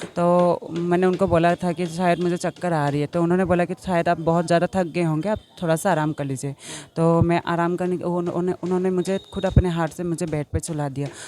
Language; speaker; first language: Hindi; non-native, local second language; Assamese